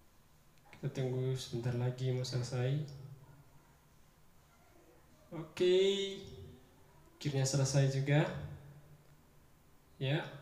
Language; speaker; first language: Indonesian; native; Indonesian